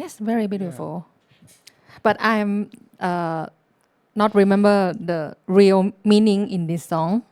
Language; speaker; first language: English; non-native, learner; Thai